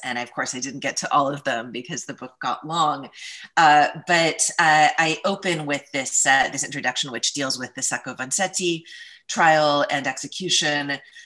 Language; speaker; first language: English; native; English